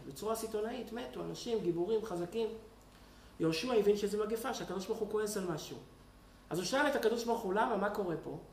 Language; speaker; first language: Hebrew; native; Hebrew